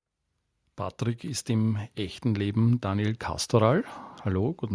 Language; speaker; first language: German; native; German